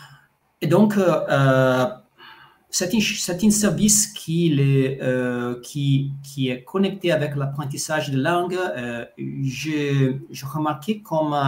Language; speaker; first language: French; non-native, fluent; Italian